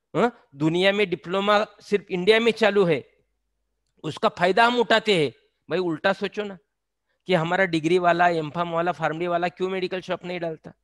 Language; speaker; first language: Hindi; non-native, local second language; Marathi